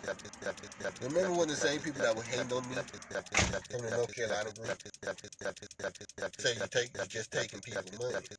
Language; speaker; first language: English; native; English